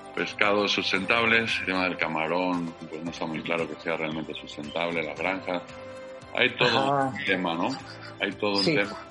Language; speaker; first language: Spanish; native; Spanish